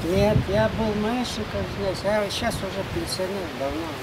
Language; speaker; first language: Russian; non-native, local second language; Estonian